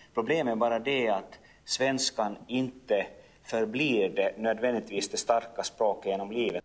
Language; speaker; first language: Swedish; native; Swedish